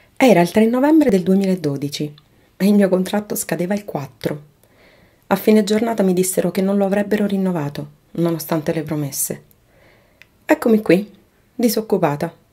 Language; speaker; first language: Italian; native; Italian